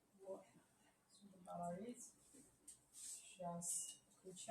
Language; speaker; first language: Russian; non-native, learner; Chinese